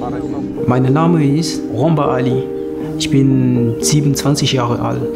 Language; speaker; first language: German; non-native, learner; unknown